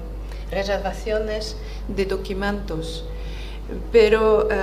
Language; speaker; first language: Spanish; non-native, fluent; French